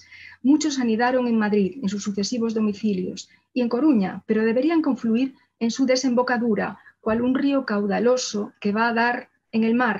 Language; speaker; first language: Spanish; native; Spanish